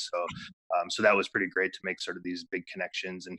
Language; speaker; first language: English; native; English